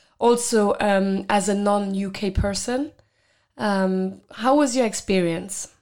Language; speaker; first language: English; non-native, fluent; Luxembourgish